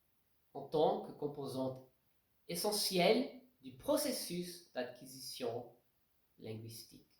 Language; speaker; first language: French; non-native, fluent; Portuguese